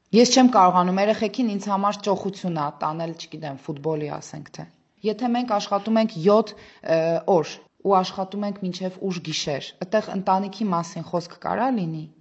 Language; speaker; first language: Armenian; native; Armenian